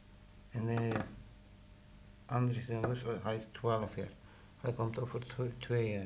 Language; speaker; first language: Dutch; non-native, learner; Turkish